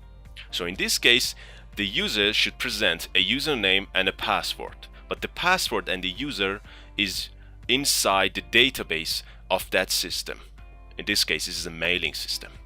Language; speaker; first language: English; non-native, fluent; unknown